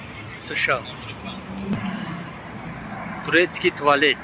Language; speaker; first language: Russian; non-native, local second language; Tajik